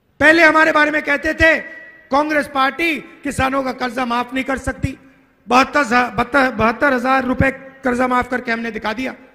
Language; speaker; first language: Hindi; native; Hindi